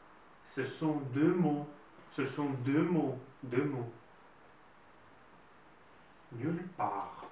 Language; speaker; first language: French; non-native, fluent; Russian